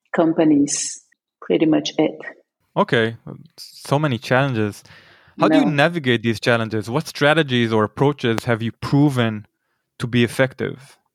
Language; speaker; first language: English; non-native, fluent; Portuguese